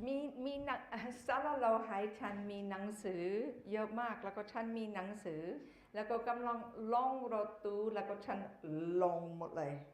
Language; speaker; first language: Thai; non-native, fluent; English